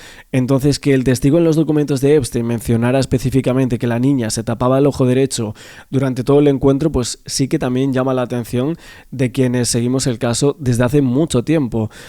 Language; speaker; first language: Spanish; native; Spanish